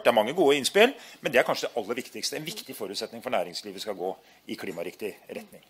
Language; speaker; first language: Norwegian; native; Norwegian